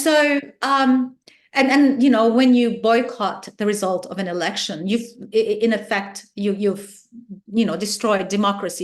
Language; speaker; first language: English; non-native, fluent; Arabic